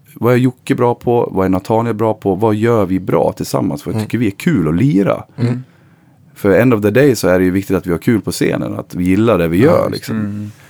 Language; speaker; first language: Swedish; native; Swedish